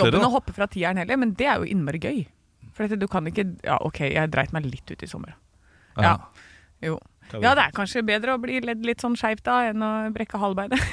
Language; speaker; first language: Norwegian; native; Norwegian